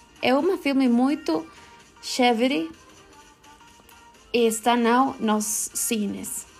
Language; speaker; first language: Portuguese; non-native, learner; Spanish